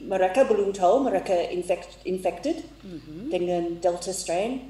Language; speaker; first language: Indonesian; non-native, fluent; English